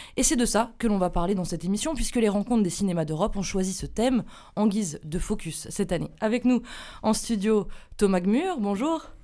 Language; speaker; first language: French; native; French